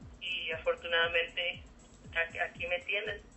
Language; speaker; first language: Spanish; early bilingual, heritage; Spanish